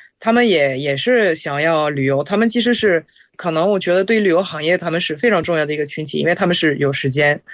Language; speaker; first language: Chinese; non-native, fluent; French